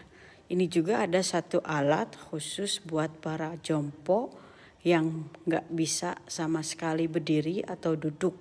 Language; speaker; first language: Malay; non-native, local second language; Sundanese